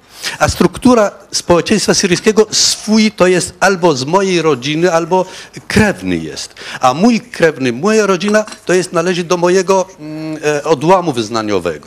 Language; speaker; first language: Polish; non-native, fluent; Arabic